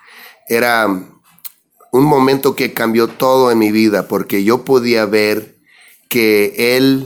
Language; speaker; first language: Spanish; early bilingual, heritage; English